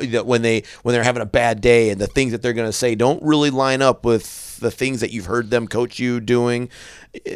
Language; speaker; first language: English; native; English